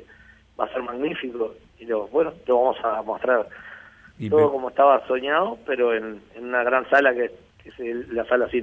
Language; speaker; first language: Spanish; native; Spanish